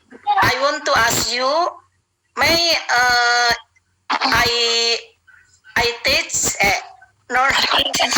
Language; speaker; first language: English; non-native, learner; Indonesian